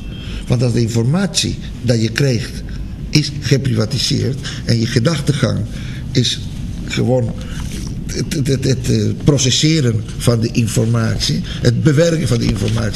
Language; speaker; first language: Dutch; non-native, fluent; Spanish